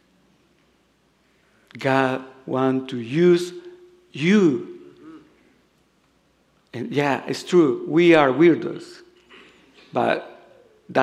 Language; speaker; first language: English; non-native, learner; Spanish